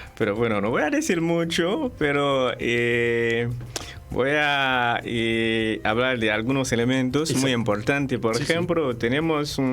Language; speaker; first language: Spanish; non-native, fluent; Haitian Creole